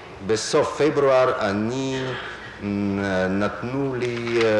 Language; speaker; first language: Hebrew; non-native, fluent; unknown